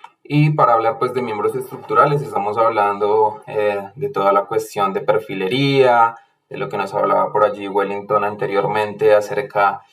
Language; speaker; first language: Spanish; native; Spanish